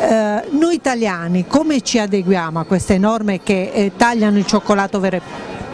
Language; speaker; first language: Italian; native; Italian